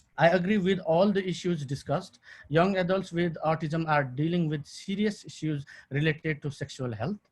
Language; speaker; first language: English; non-native, local second language; Nepali